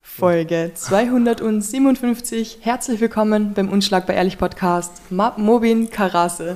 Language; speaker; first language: German; native; German